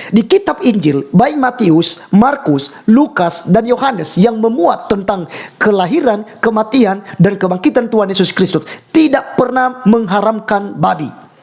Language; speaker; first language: Indonesian; native; Indonesian